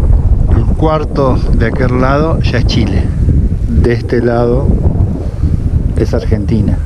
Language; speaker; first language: Spanish; native; Spanish